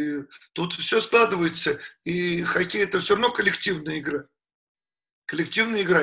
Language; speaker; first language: Russian; native; Russian